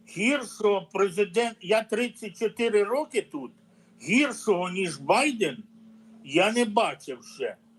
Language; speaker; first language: Ukrainian; native; Ukrainian